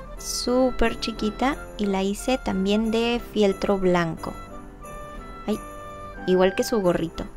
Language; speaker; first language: Spanish; native; Spanish